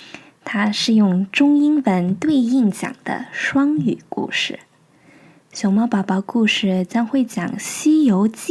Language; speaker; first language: Chinese; early bilingual, heritage; English